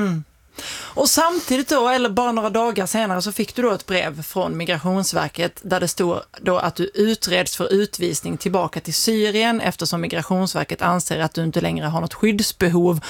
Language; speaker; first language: Swedish; native; Swedish